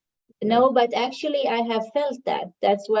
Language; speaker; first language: English; non-native, fluent; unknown